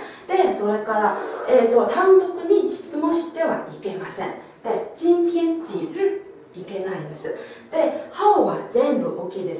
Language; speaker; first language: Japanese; non-native, local second language; Chinese